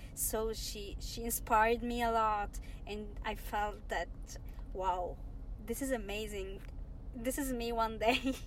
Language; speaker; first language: English; non-native, fluent; Arabic